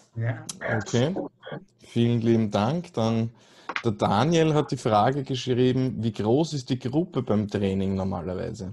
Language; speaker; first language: German; native; German